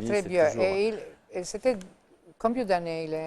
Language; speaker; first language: French; non-native, fluent; Albanian